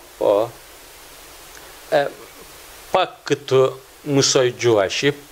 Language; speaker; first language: Albanian; non-native, learner; Turkish